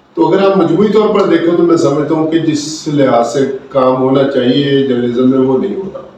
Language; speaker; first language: Urdu; non-native, local second language; Punjabi